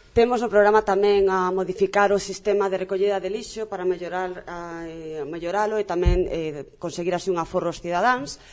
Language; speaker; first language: Galician; non-native, local second language; Spanish